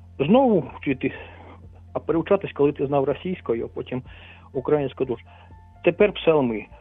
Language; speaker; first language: Ukrainian; non-native, local second language; Russian